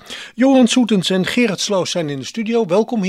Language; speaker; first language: Dutch; native; Dutch